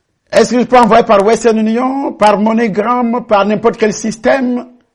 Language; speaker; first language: French; non-native, local second language; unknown